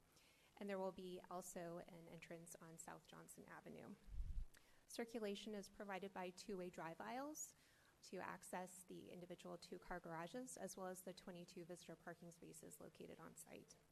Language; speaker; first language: English; native; English